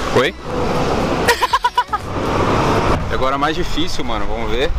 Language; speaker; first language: Portuguese; native; Portuguese